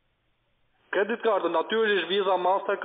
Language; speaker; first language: German; non-native, learner; Italian